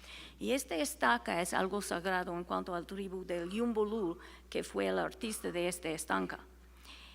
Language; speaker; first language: Spanish; non-native, fluent; English